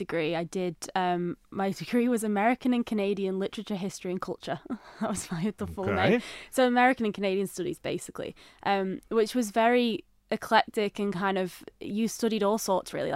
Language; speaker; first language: English; native; English